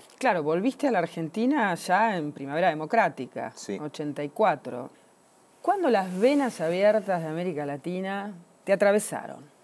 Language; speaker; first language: Spanish; native; Spanish